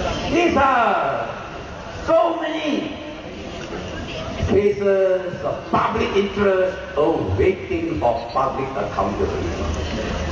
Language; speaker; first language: English; non-native, local second language; Chinese